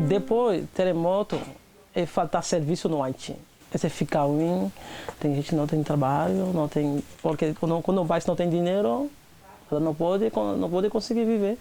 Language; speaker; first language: Portuguese; non-native, learner; Haitian Creole